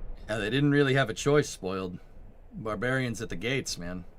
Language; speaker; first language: English; native; English